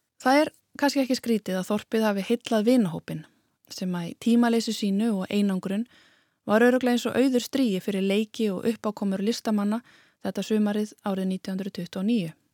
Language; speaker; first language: Icelandic; native; Icelandic